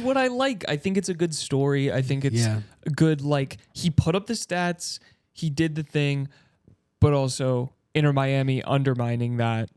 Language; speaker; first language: English; native; English